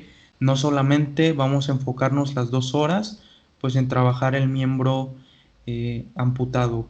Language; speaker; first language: Spanish; native; Spanish